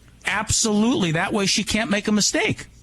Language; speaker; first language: English; native; English